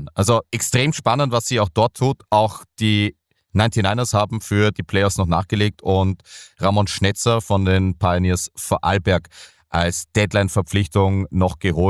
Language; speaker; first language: German; native; German